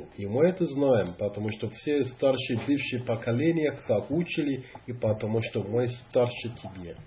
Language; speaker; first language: Russian; non-native, fluent; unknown